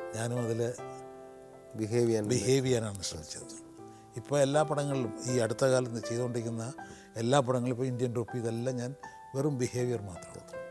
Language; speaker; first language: Malayalam; native; Malayalam